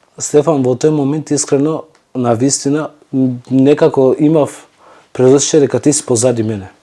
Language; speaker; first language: Macedonian; non-native, local second language; Turkish